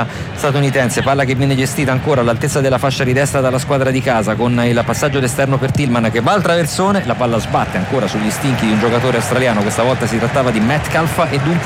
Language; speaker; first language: Italian; native; Italian